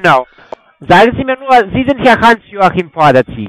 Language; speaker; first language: German; non-native, fluent; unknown